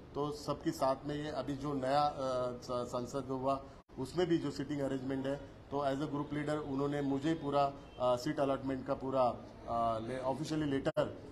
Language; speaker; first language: Hindi; non-native, local second language; Marathi